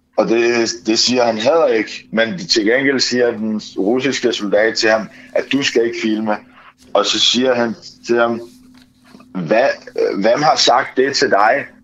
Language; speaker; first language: Danish; early bilingual, other home language; Ukrainian